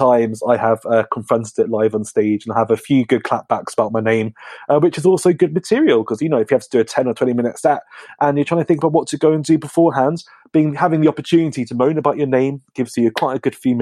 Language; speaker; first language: English; native; English